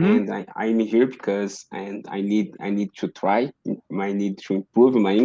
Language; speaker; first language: English; non-native, learner; Portuguese